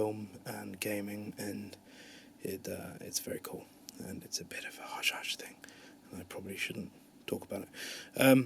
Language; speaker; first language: English; native; English